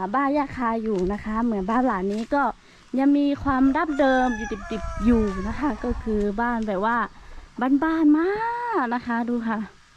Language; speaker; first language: Thai; non-native, local second language; Lahu